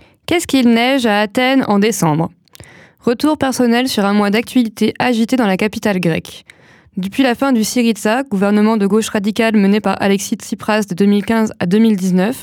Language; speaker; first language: French; native; French